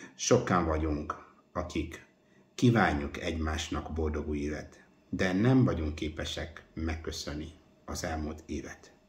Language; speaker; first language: Hungarian; non-native, fluent; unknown